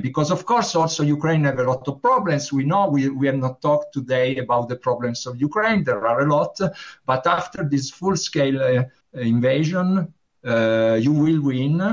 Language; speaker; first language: English; non-native, learner; Italian